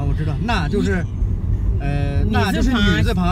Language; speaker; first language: Chinese; native; Chinese